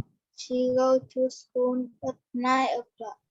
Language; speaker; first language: English; non-native, learner; Vietnamese